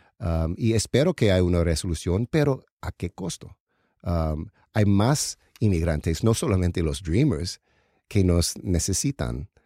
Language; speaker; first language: Spanish; non-native, learner; English